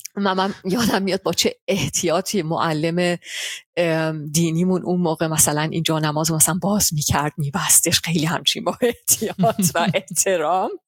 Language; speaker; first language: Persian; early bilingual, heritage; Persian